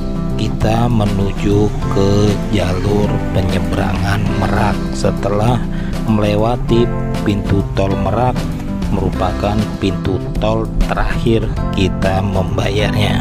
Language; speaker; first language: Indonesian; native; Indonesian